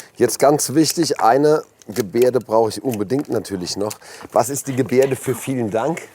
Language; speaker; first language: German; native; German